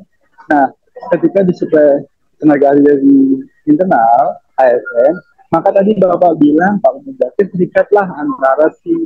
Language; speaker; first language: Indonesian; native; Indonesian